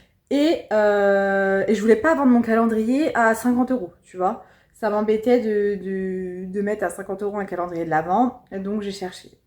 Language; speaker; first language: French; native; French